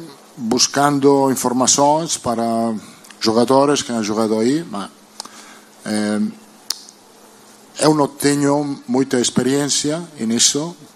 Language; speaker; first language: Portuguese; non-native, learner; Italian